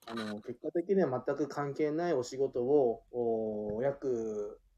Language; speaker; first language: Japanese; native; Japanese